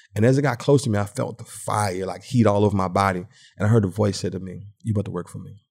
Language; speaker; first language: English; native; English